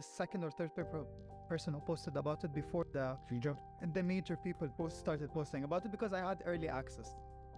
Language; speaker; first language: English; non-native, fluent; Arabic